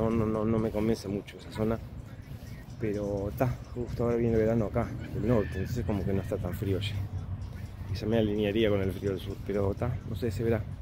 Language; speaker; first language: Spanish; native; Spanish